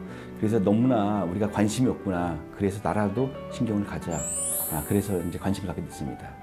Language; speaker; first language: Korean; native; Korean